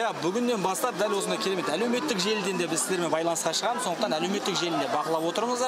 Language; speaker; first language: Kazakh; native; Kazakh